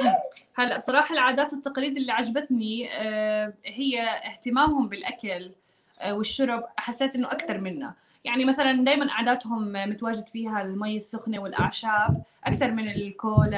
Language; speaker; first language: Arabic; native; Arabic